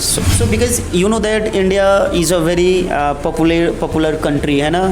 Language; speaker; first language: English; non-native, local second language; Hindi